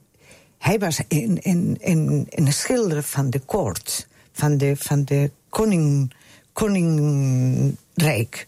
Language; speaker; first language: Dutch; non-native, fluent; Spanish